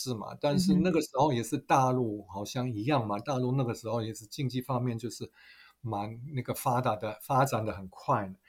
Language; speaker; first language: Chinese; non-native, fluent; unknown